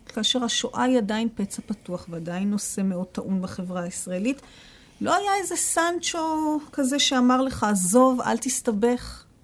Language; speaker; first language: Hebrew; native; Hebrew